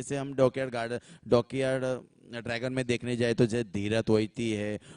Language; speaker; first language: Hindi; non-native, local second language; Marathi